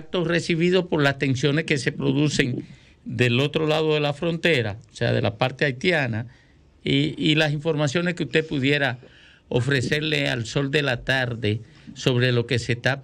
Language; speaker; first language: Spanish; native; Spanish